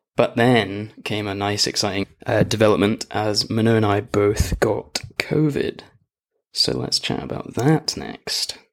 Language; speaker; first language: English; native; English